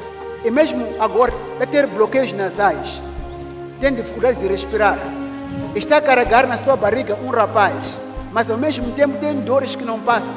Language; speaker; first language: Portuguese; non-native, local second language; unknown